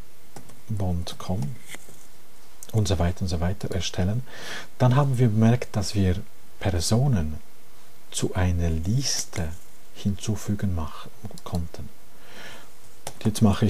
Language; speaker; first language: German; non-native, fluent; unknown